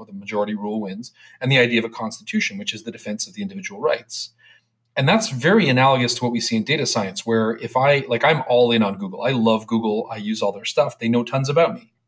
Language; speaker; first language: English; native; English